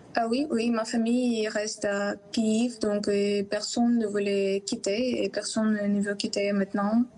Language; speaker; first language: French; non-native, fluent; Ukrainian